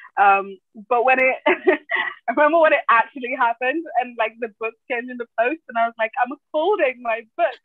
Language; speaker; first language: English; early bilingual, other home language; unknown